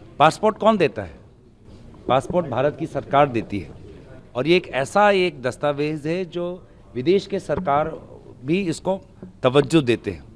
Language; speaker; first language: Hindi; non-native, local second language; Assamese